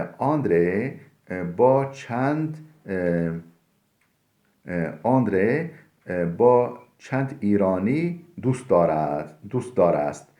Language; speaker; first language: Persian; non-native, fluent; Turkish